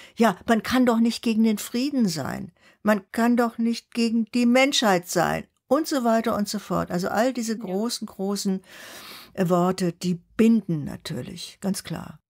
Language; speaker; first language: German; native; German